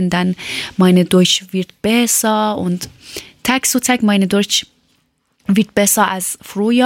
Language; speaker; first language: German; non-native, learner; Persian